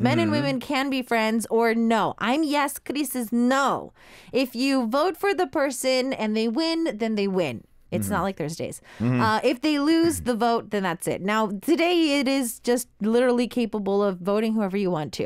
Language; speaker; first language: English; early bilingual, other home language; Korean